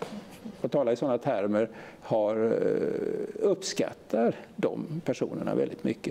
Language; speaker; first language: Swedish; native; Swedish